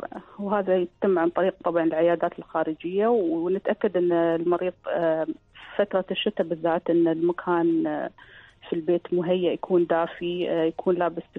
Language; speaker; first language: Arabic; native; Arabic